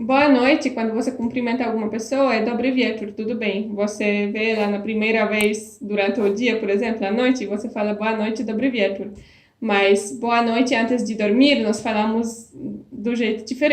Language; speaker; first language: Portuguese; non-native, fluent; Polish